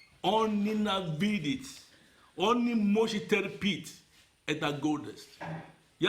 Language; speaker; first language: Russian; non-native, fluent; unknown